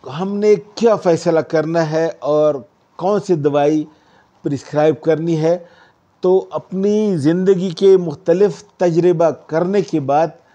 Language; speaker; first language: Urdu; non-native, local second language; Pashto